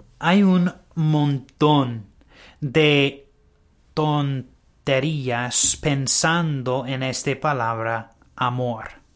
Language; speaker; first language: Spanish; non-native, learner; English